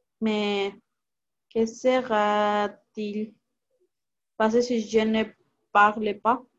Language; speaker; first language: French; non-native, learner; Spanish